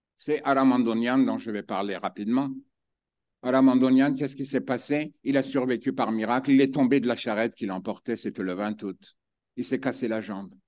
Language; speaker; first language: French; native; French